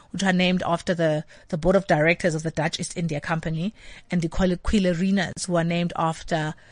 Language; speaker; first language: English; non-native, local second language; Xhosa